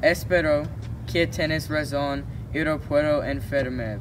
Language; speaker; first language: Spanish; non-native, learner; English